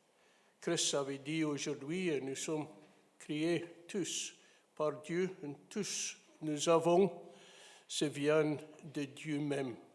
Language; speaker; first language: French; non-native, fluent; English